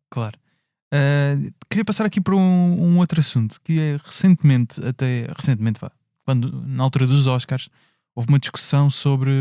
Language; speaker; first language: Portuguese; native; Portuguese